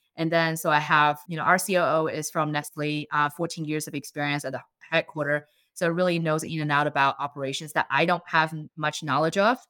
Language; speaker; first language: English; non-native, fluent; Chinese